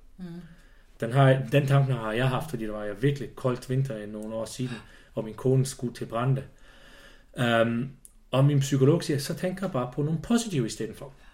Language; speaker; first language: Danish; non-native, fluent; Swiss German